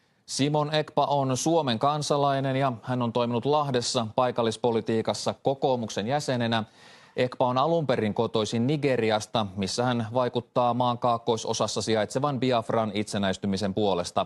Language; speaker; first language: Finnish; native; Finnish